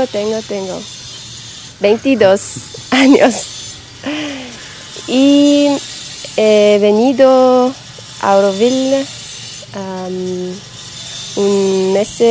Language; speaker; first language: Spanish; non-native, learner; French